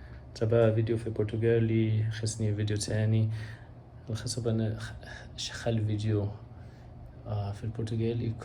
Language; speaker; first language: Arabic; non-native, learner; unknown